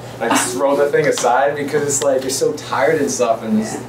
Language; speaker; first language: English; native; English